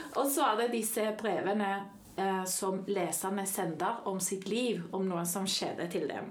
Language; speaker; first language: Norwegian; non-native, fluent; Spanish